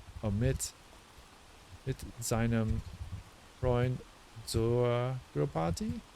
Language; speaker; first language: German; non-native, learner; English